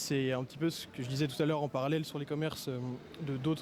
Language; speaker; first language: French; native; French